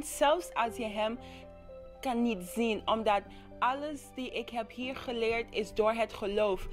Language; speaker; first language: Dutch; non-native, local second language; English